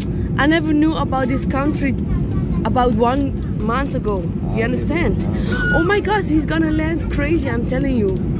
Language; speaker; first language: English; non-native, fluent; Dutch